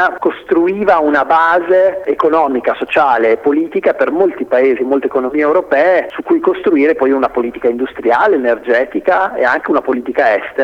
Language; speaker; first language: Italian; native; Italian